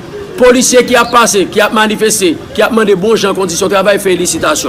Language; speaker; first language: Haitian Creole; native; Haitian Creole